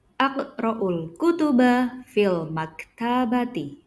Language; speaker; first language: Arabic; non-native, fluent; Indonesian